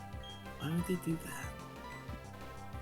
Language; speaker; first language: English; native; English